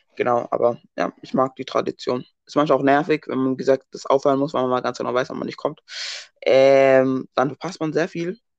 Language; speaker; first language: German; early bilingual, other home language; English